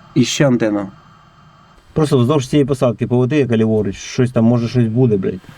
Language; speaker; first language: Ukrainian; native; Ukrainian